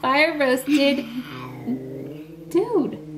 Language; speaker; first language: English; native; English